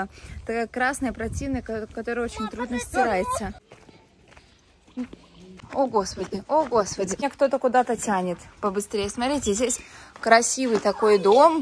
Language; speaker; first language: Russian; native; Russian